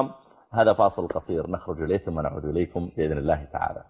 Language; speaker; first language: Arabic; native; Arabic